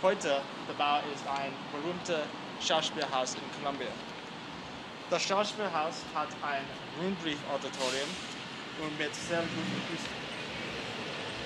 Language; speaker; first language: German; non-native, learner; English